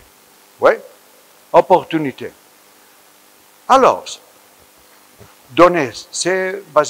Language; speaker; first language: French; non-native, fluent; Spanish